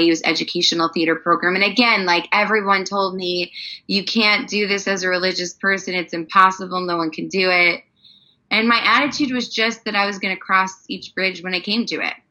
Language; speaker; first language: English; native; English